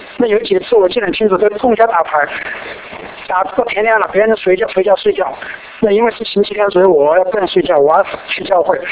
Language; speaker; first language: Chinese; native; Chinese